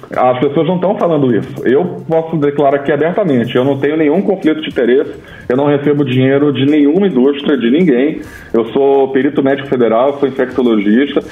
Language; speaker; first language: Portuguese; native; Portuguese